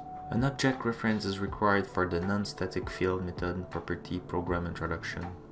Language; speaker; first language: English; non-native, fluent; French